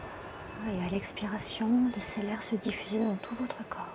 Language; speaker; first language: French; native; French